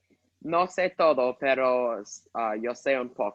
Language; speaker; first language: Spanish; non-native, learner; English